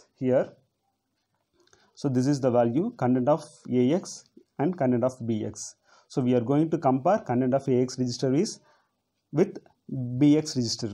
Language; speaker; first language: English; non-native, local second language; Tamil